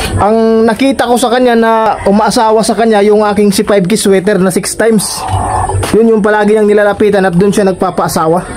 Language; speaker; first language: Filipino; non-native, local second language; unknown